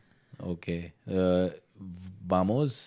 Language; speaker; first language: Spanish; non-native, learner; Hindi